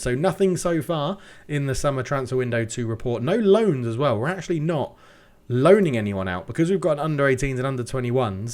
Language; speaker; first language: English; native; English